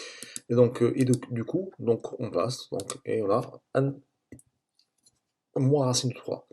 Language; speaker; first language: French; native; French